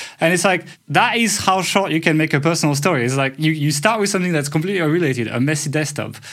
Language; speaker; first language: English; non-native, fluent; French